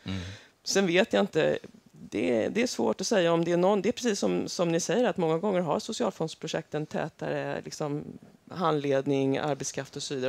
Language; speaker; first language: Swedish; native; Swedish